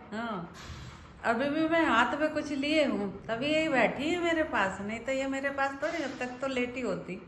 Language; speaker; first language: Hindi; native; Hindi